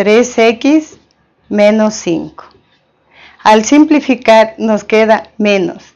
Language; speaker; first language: Spanish; native; Spanish